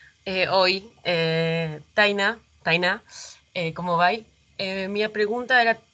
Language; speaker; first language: Portuguese; non-native, fluent; Spanish